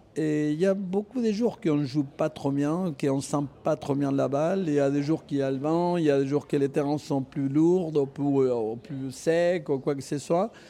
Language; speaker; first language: French; non-native, fluent; Spanish